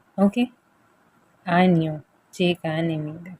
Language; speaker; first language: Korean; non-native, fluent; Hindi